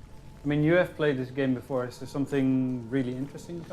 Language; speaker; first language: English; non-native, fluent; Dutch